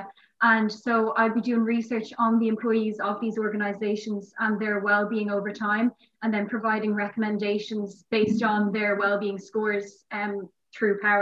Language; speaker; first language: English; native; English